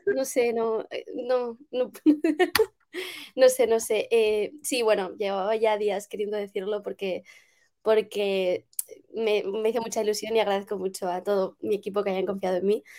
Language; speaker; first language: Spanish; native; Spanish